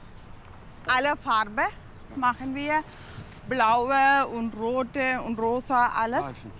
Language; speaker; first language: German; non-native, learner; Tamil